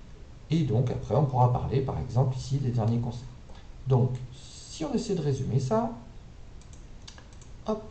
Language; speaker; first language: French; native; French